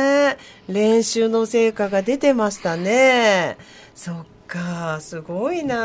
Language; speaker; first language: Japanese; native; Japanese